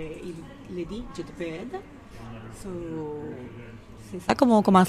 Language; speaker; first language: French; non-native, learner; Spanish